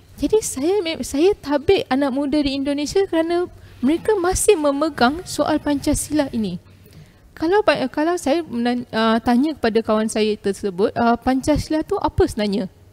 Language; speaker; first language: Malay; non-native, local second language; Tamil